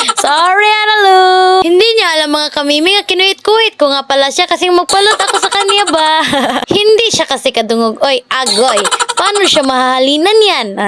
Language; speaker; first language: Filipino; non-native, local second language; Cebuano